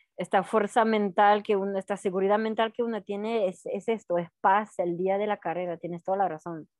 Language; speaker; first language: Spanish; non-native, fluent; French